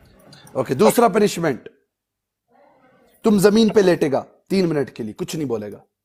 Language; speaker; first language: Hindi; non-native, local second language; Pashto